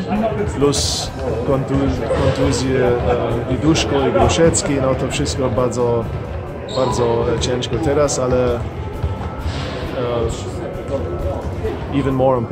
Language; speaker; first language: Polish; non-native, fluent; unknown